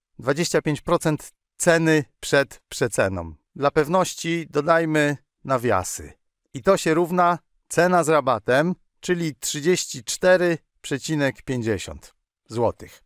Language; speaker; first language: Polish; native; Polish